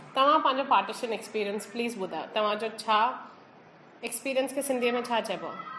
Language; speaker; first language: Sindhi; early bilingual, heritage; Sindhi